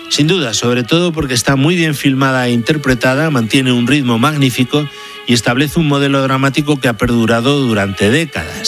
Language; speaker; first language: Spanish; native; Spanish